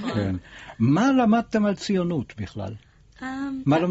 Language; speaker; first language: Hebrew; native; Hebrew